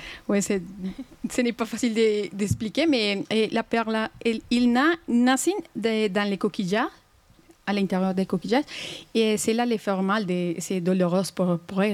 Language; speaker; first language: French; non-native, fluent; Spanish